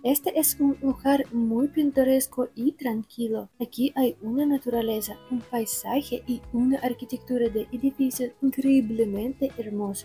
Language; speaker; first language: Spanish; non-native, fluent; Russian